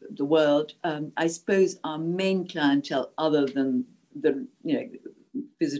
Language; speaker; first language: English; non-native, local second language; Czech